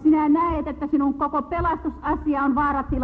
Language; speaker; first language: Finnish; native; Finnish